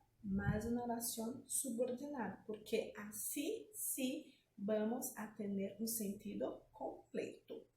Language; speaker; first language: Spanish; non-native, fluent; Portuguese